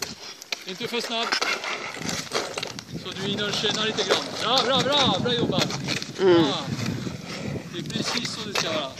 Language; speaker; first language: Swedish; non-native, fluent; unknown